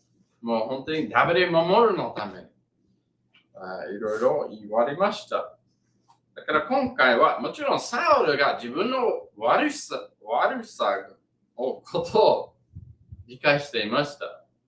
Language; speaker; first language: Japanese; non-native, learner; English